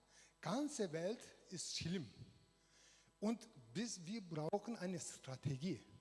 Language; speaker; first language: German; non-native, learner; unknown